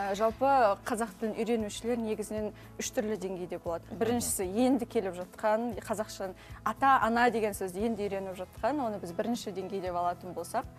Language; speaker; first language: Kazakh; non-native, local second language; Uzbek